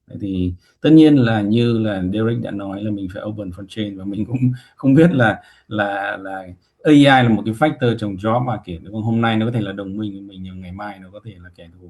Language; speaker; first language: Vietnamese; native; Vietnamese